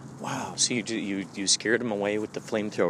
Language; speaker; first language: English; native; English